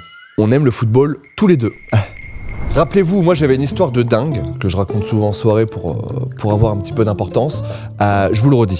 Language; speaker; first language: French; native; French